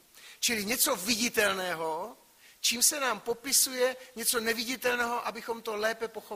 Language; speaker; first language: Czech; native; Czech